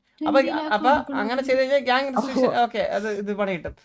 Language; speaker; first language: Malayalam; native; Malayalam